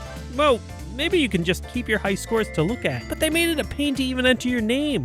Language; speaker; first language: English; native; English